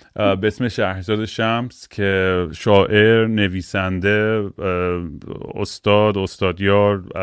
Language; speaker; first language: Persian; early bilingual, heritage; Persian